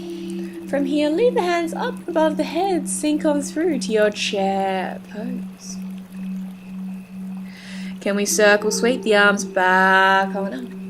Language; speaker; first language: English; native; English